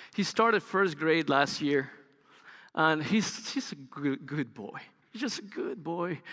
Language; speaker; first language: English; non-native, fluent; Spanish